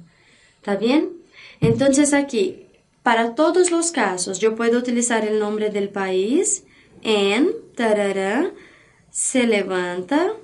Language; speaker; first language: Spanish; non-native, fluent; Portuguese